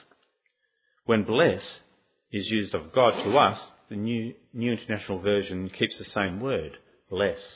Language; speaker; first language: English; native; English